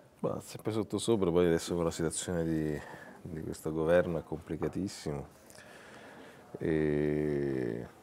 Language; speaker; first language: Italian; native; Italian